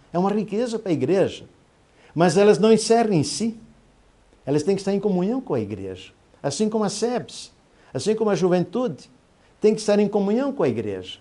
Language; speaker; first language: Portuguese; native; Portuguese